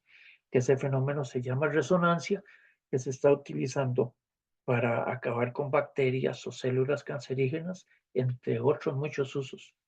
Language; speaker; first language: Spanish; native; Spanish